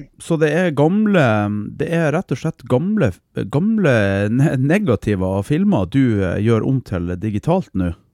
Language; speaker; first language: Norwegian; native; Norwegian